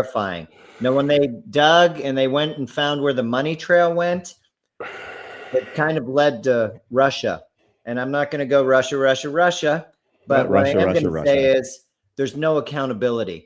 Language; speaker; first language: English; native; English